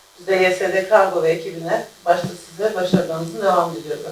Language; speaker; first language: Turkish; native; Turkish